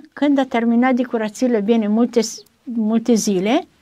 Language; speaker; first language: Romanian; non-native, learner; Italian